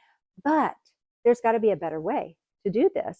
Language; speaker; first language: English; native; English